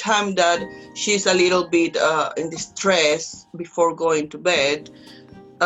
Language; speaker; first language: English; non-native, fluent; Spanish